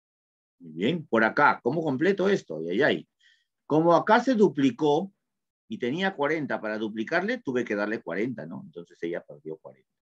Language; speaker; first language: Spanish; native; Spanish